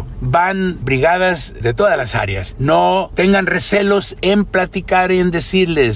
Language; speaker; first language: Spanish; native; Spanish